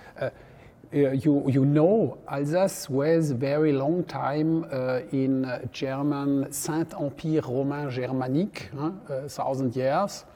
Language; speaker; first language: English; non-native, learner; French